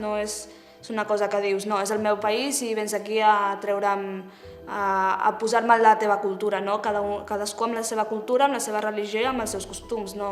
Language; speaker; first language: Catalan; early bilingual, other home language; Arabic